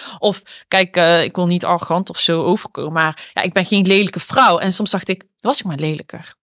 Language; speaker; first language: Dutch; native; Dutch